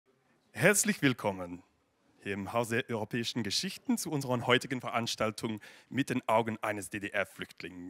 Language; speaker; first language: German; non-native, fluent; Dutch